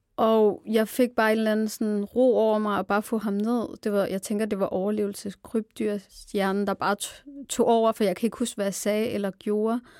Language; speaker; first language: Danish; early bilingual, other home language; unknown